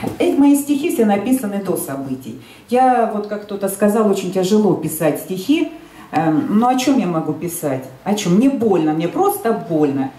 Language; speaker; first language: Russian; native; Russian